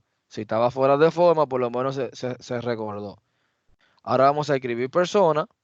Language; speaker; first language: Spanish; native; Spanish